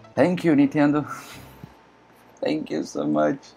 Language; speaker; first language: English; non-native, learner; Portuguese